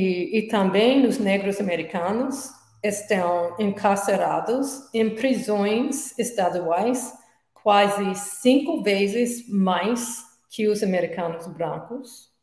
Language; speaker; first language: Portuguese; non-native, learner; English